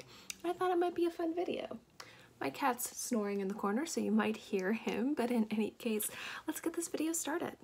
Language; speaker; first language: English; native; English